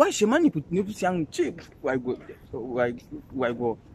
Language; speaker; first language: Chinese; non-native, learner; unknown